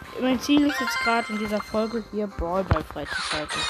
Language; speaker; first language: German; native; German